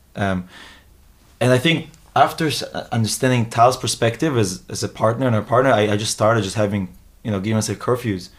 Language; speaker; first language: English; early bilingual, other home language; Hebrew